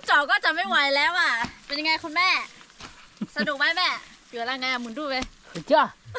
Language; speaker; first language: Thai; non-native, local second language; Lahu